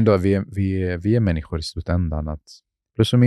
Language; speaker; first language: Swedish; non-native, fluent; Arabic